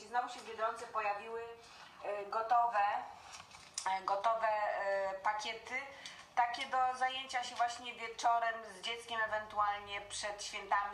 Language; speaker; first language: Polish; native; Polish